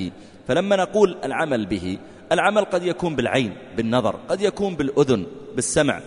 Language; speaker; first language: Arabic; native; Arabic